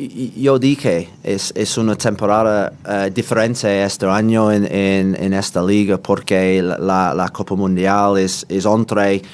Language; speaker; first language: Spanish; non-native, learner; English